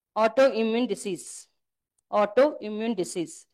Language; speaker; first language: English; non-native, local second language; Kannada